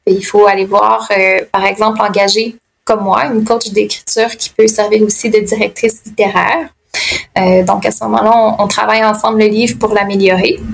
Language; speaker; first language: French; native; French